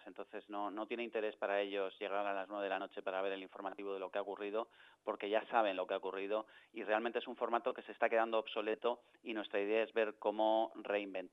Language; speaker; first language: Spanish; native; Spanish